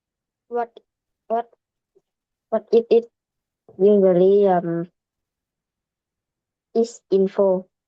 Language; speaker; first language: English; non-native, learner; Vietnamese